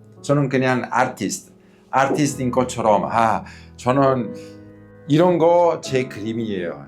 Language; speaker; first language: Korean; non-native, learner; Italian